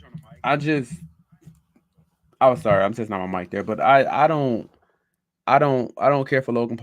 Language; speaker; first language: English; native; English